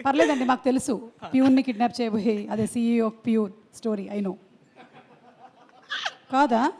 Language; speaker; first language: Telugu; native; Telugu